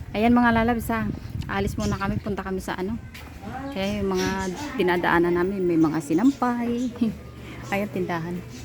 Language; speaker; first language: Filipino; non-native, local second language; Hiligaynon